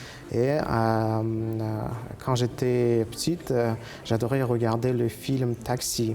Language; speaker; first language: French; non-native, fluent; Uzbek